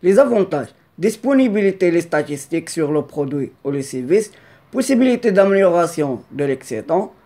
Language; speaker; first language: French; non-native, local second language; Arabic